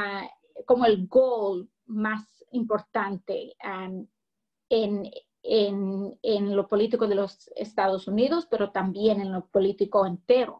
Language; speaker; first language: Spanish; early bilingual, heritage; English